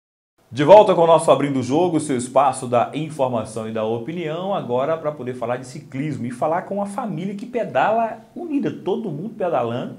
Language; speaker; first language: Portuguese; native; Portuguese